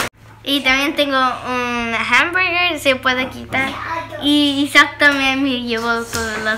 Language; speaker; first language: Spanish; early bilingual, heritage; Spanish